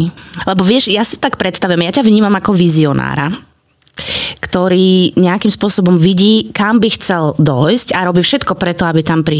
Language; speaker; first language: Slovak; native; Slovak